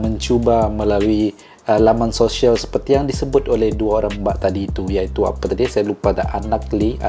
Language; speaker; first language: Indonesian; non-native, local second language; Malay